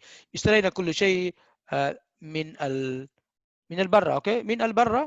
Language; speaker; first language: Arabic; non-native, fluent; Hindi